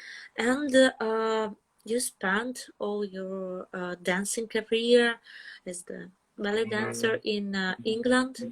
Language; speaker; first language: English; non-native, fluent; Russian